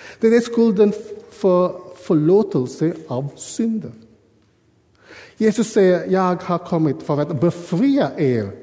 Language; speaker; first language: Swedish; non-native, fluent; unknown